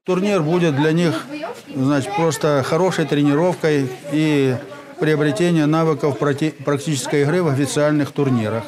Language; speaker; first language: Russian; native; Russian